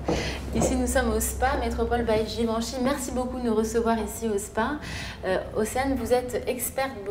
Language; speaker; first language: French; native; French